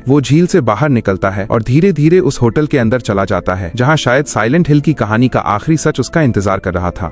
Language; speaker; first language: Hindi; native; Hindi